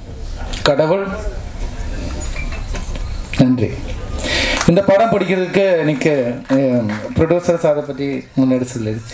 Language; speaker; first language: Tamil; non-native, local second language; Malayalam